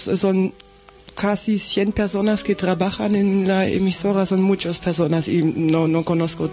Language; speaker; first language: Spanish; non-native, learner; German